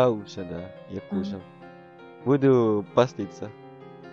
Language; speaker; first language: Russian; non-native, learner; Indonesian